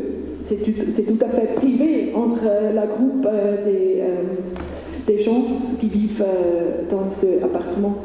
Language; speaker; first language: French; non-native, local second language; Swiss German